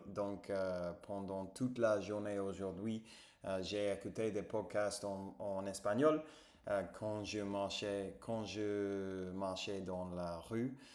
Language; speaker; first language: French; non-native, fluent; English